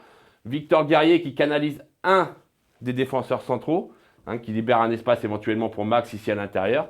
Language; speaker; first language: French; native; French